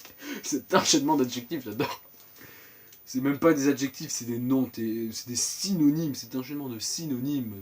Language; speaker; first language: French; native; French